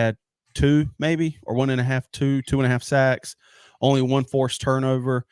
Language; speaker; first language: English; native; English